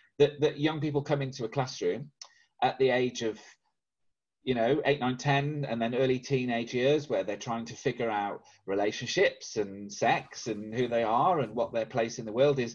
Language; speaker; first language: English; native; English